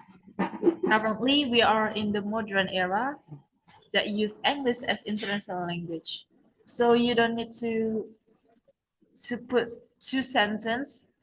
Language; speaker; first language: English; non-native, learner; Indonesian